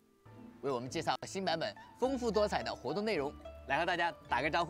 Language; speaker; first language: Chinese; native; Chinese